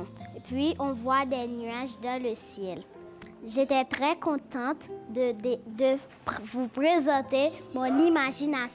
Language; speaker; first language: French; non-native, local second language; Haitian Creole